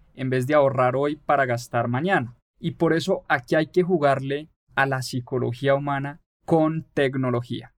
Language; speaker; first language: Spanish; native; Spanish